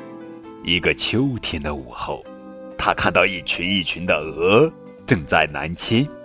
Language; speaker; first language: Chinese; native; Chinese